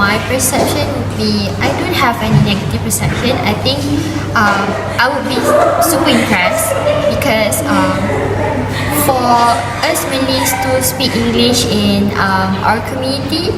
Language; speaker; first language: English; non-native, local second language; Malay